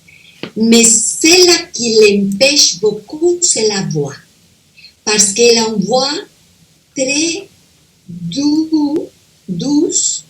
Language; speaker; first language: French; non-native, fluent; Spanish